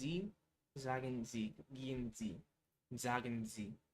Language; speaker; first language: German; non-native, learner; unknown